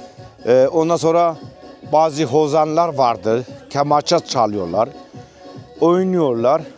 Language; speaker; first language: Turkish; non-native, local second language; Kurdish